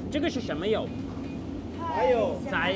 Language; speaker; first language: Chinese; non-native, fluent; English